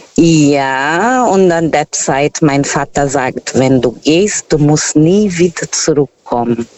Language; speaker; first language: German; non-native, fluent; Portuguese